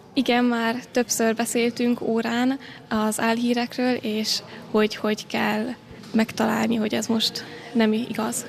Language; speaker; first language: Hungarian; non-native, local second language; German